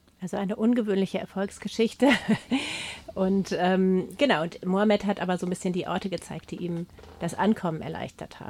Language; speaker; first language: German; native; German